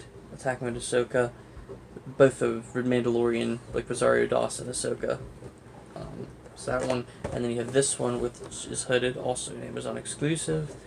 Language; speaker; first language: English; native; English